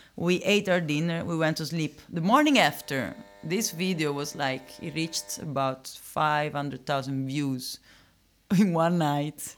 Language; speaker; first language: English; non-native, fluent; Italian